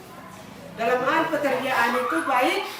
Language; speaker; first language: Indonesian; non-native, local second language; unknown